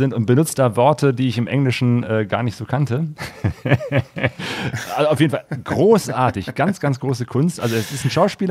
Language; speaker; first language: German; native; German